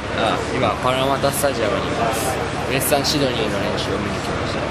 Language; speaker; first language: Japanese; native; Japanese